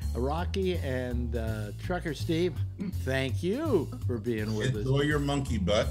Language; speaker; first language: English; native; English